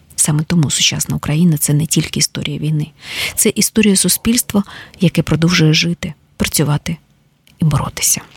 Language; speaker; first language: Ukrainian; native; Ukrainian